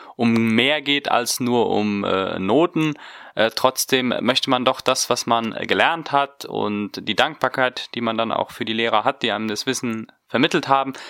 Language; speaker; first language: German; early bilingual, heritage; Spanish